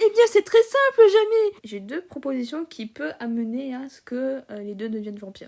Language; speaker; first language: French; native; French